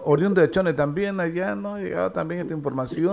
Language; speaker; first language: Spanish; native; Spanish